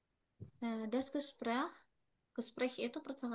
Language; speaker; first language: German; non-native, fluent; Indonesian